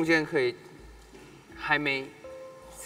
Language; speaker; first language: Chinese; non-native, learner; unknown